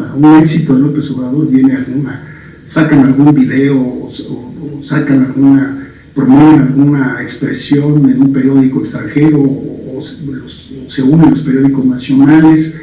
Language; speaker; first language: Spanish; native; Spanish